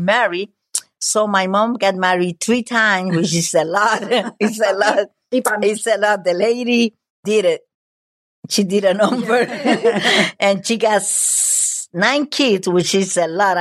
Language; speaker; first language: English; non-native, fluent; Spanish